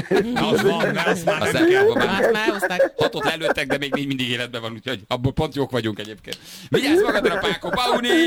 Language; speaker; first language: Hungarian; native; Hungarian